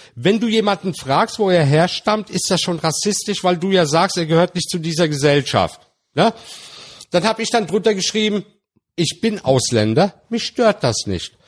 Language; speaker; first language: German; early bilingual, other home language; Turkish